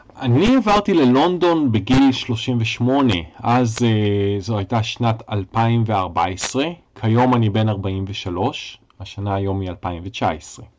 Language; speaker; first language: Hebrew; native; Hebrew